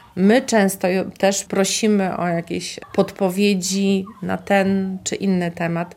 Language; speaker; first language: Polish; native; Polish